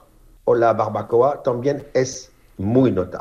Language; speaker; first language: Spanish; non-native, fluent; French